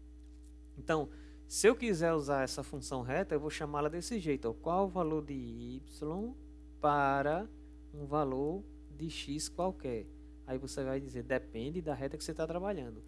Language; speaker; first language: Portuguese; native; Portuguese